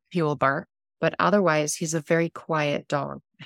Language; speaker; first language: English; non-native, fluent; German